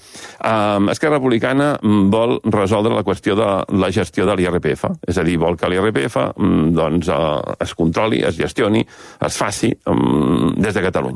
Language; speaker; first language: Catalan; native; Catalan